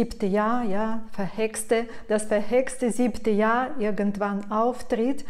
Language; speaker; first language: German; non-native, fluent; Russian